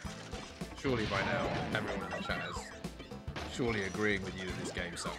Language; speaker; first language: English; native; English